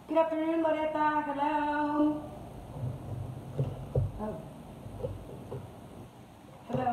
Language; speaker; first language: English; non-native, fluent; Spanish